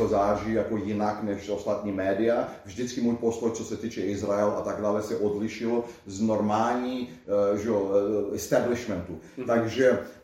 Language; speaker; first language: Czech; non-native, fluent; Portuguese